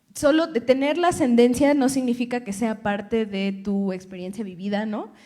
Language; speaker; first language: Spanish; early bilingual, other home language; English